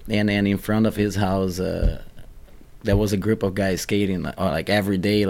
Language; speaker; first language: English; non-native, fluent; Portuguese